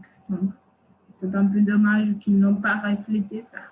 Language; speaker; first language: French; non-native, fluent; Spanish